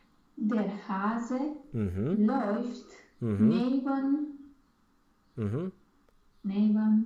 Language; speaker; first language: German; non-native, learner; Romanian